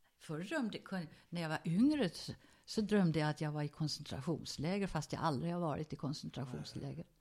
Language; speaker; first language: Swedish; early bilingual, other home language; German